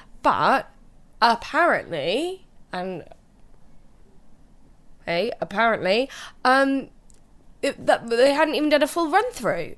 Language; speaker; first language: English; native; English